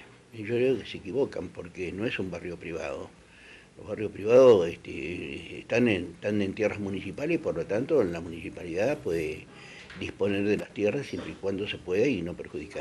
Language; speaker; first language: Spanish; native; Spanish